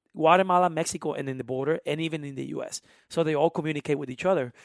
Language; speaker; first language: English; early bilingual, other home language; Spanish